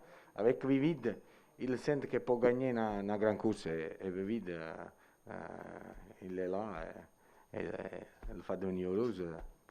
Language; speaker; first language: French; non-native, learner; Italian